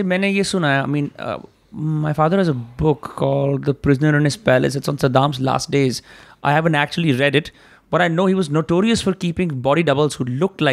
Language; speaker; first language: English; non-native, local second language; Hindi